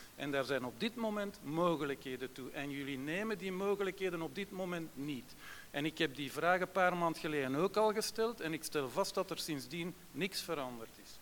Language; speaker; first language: Dutch; native; Dutch